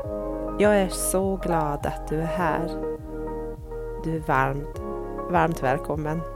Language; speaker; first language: Swedish; non-native, fluent; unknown